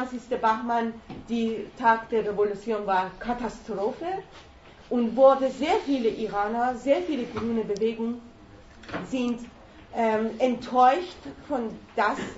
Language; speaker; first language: German; non-native, learner; Persian